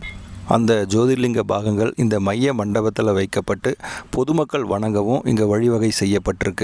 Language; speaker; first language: Tamil; native; Tamil